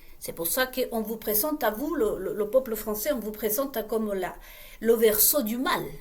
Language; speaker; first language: French; non-native, fluent; Spanish